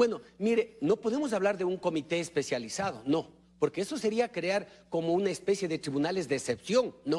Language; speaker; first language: Spanish; native; Spanish